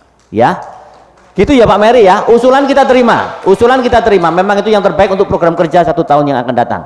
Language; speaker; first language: Indonesian; native; Indonesian